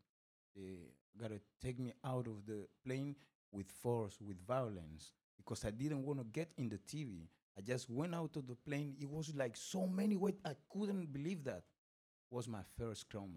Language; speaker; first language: English; non-native, fluent; Spanish